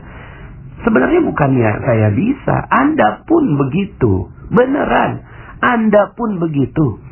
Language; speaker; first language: Indonesian; native; Indonesian